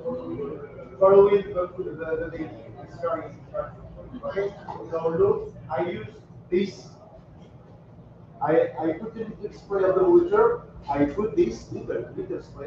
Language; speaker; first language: English; non-native, learner; French